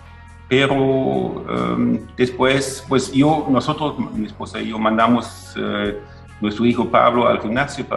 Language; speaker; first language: Spanish; non-native, fluent; German